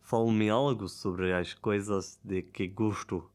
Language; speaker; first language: Portuguese; non-native, learner; German